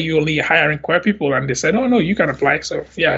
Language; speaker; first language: English; non-native, local second language; Igbo